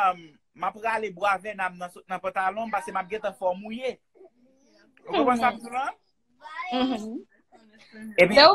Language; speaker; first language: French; non-native, learner; Haitian Creole